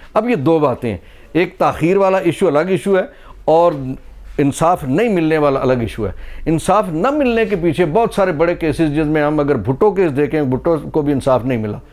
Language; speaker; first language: Urdu; non-native, local second language; Pahari-Potwari